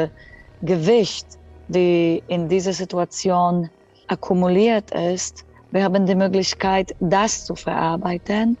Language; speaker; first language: German; non-native, fluent; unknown